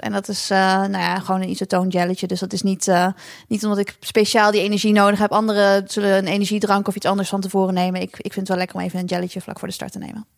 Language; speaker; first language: Dutch; native; Dutch